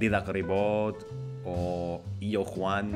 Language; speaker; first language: Spanish; non-native, fluent; Indonesian